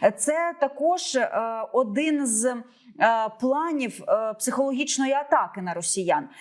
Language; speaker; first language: Ukrainian; native; Ukrainian